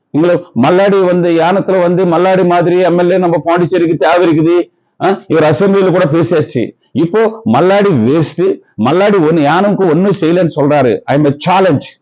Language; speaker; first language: Tamil; non-native, local second language; Telugu